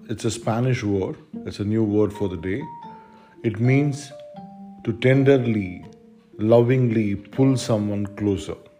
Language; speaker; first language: English; non-native, local second language; Malayalam